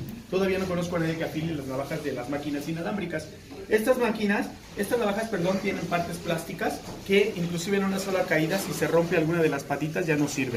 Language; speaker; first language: Spanish; native; Spanish